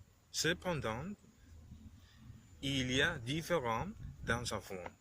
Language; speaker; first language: French; non-native, learner; Spanish